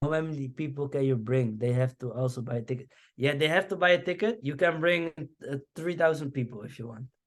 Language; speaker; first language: English; non-native, fluent; Dutch